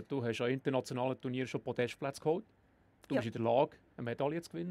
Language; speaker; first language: German; native; German